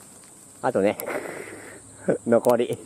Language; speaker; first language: Japanese; native; Japanese